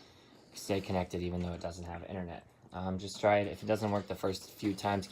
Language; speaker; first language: English; native; English